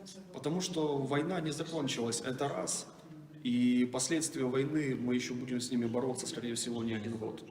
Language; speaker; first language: Russian; native; Russian